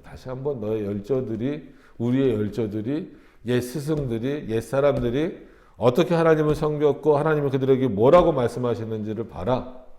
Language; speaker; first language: Korean; native; Korean